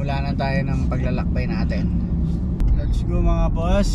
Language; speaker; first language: Filipino; native; Filipino